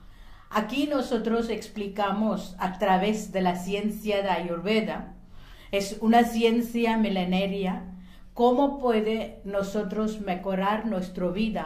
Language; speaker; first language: Spanish; non-native, learner; Hindi